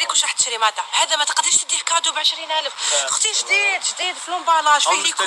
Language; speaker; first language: Arabic; native; Arabic